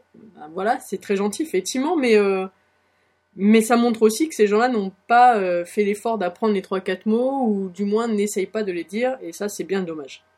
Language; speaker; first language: French; native; French